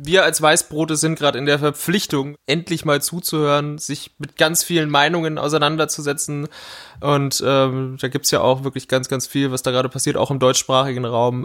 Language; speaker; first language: German; native; German